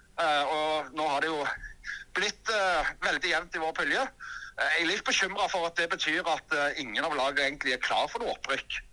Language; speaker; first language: Norwegian; native; Norwegian